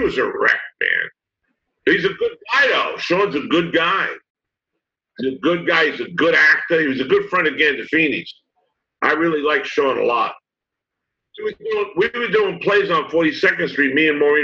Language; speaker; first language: English; native; English